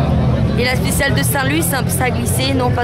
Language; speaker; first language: French; native; French